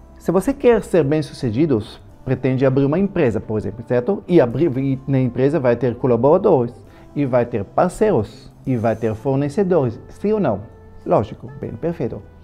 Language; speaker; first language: Portuguese; non-native, fluent; Hebrew